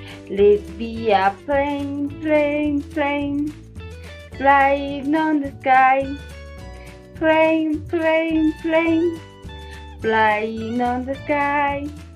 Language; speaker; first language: English; non-native, fluent; Spanish